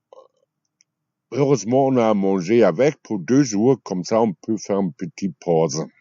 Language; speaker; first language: French; non-native, fluent; German